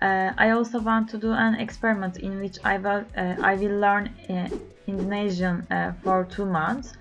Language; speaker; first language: English; non-native, learner; Turkish